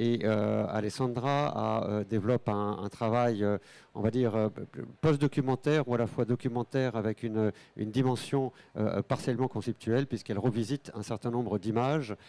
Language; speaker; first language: French; native; French